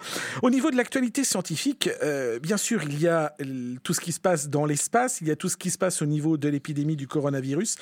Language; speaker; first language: French; native; French